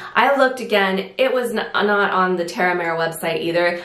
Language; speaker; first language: English; native; English